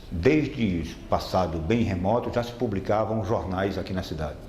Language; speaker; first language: Portuguese; native; Portuguese